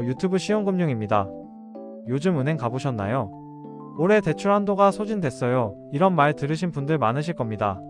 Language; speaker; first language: Korean; native; Korean